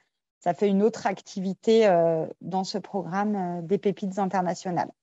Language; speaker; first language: French; native; French